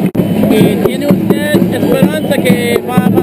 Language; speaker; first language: Spanish; non-native, fluent; English